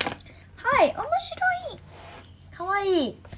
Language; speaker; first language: Japanese; non-native, learner; Korean